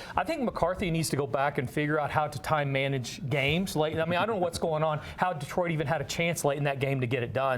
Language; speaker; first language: English; native; English